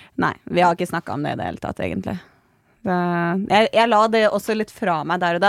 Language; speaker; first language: Norwegian; native; Norwegian